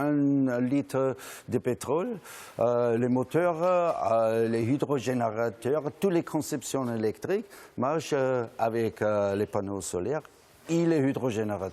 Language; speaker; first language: French; non-native, learner; German